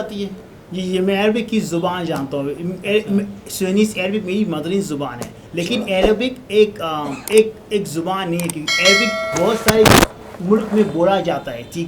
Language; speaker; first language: Hindi; non-native, learner; Arabic